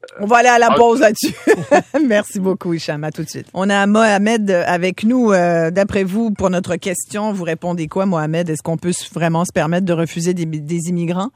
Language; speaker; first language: French; native; French